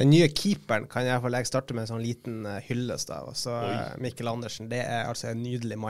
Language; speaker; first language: Norwegian; native; Norwegian